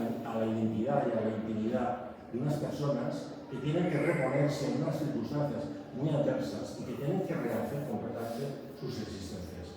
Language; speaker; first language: Spanish; native; Spanish